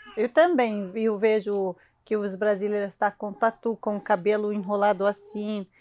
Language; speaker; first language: Portuguese; non-native, learner; Arabic